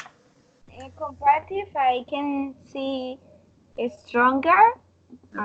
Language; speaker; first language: English; non-native, learner; Spanish